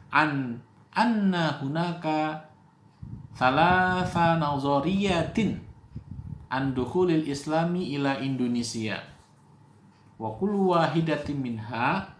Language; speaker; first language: Arabic; non-native, fluent; Indonesian